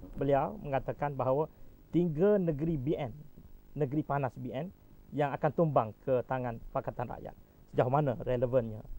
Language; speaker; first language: Malay; native; Malay